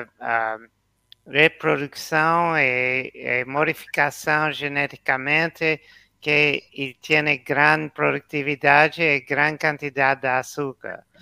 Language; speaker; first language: Portuguese; non-native, learner; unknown